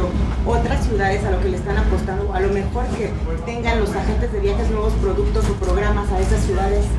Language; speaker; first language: Spanish; native; Spanish